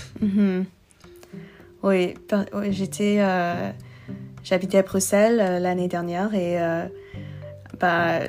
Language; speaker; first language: French; non-native, learner; English